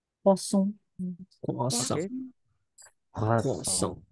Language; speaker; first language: French; non-native, learner; Indonesian